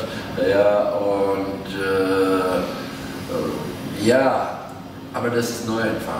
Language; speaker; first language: German; non-native, fluent; Latvian